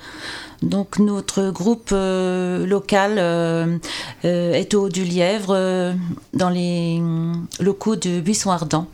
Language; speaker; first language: French; native; French